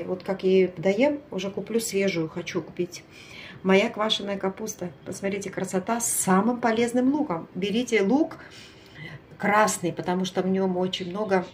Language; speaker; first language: Russian; native; Russian